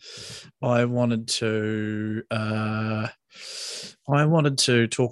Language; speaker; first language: English; native; English